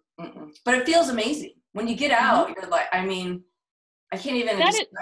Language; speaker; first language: English; native; English